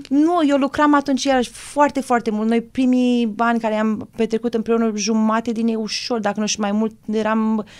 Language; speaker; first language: Romanian; early bilingual, heritage; Romanian